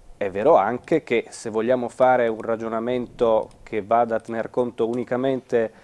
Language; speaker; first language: Italian; native; Italian